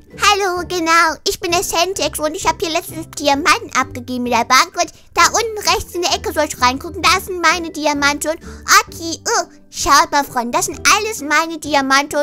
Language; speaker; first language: German; native; German